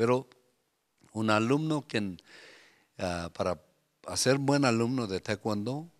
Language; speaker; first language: Spanish; non-native, fluent; Korean